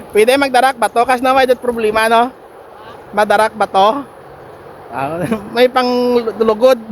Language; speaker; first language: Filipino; non-native, local second language; Hiligaynon